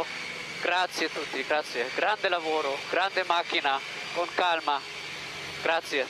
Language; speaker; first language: Italian; non-native, learner; German